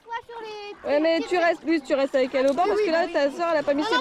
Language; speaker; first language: French; native; French